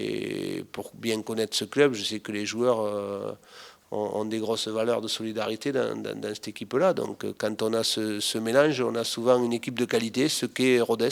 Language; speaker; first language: French; native; French